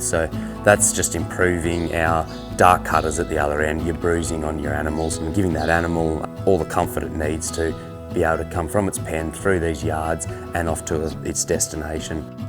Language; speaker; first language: English; native; English